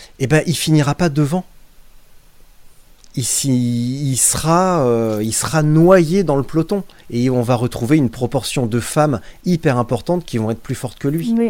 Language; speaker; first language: French; native; French